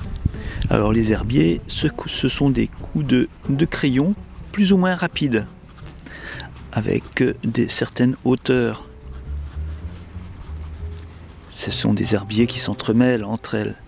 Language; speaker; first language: French; native; French